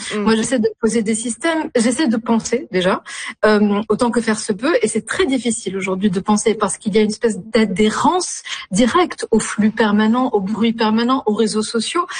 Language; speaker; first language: French; non-native, local second language; Arabic